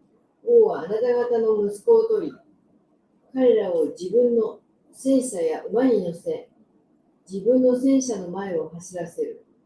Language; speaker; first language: Japanese; native; Japanese